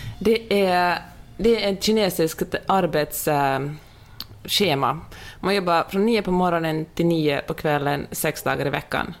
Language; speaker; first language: Swedish; native; Swedish